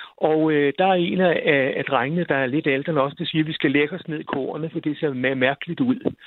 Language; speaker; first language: Danish; native; Danish